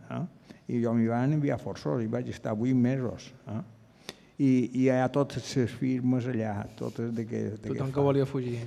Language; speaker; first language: Catalan; native; Catalan